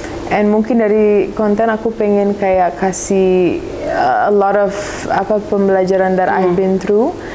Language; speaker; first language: English; early bilingual, other home language; Indonesian